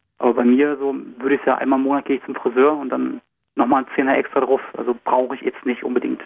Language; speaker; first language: German; native; German